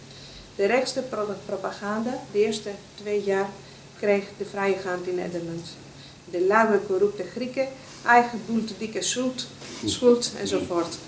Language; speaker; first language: Dutch; non-native, fluent; Greek